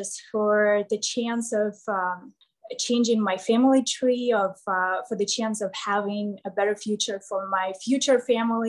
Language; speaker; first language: English; non-native, fluent; Ukrainian